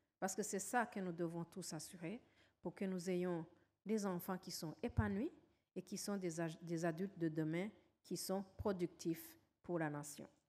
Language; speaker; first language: French; non-native, local second language; Rundi